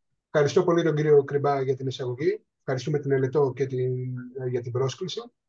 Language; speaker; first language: Greek; non-native, fluent; English